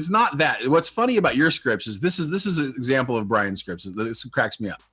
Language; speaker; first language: English; native; English